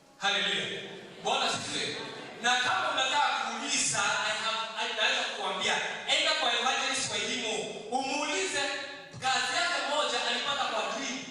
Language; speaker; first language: Swahili; non-native, local second language; Kikuyu